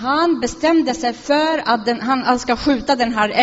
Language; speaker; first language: Swedish; non-native, fluent; Arabic